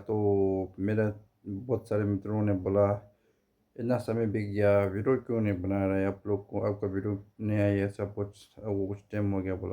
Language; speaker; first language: Hindi; non-native, fluent; Tibetan